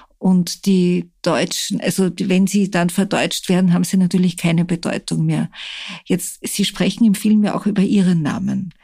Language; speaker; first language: German; native; German